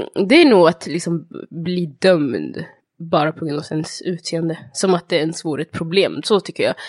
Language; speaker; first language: Swedish; early bilingual, other home language; Somali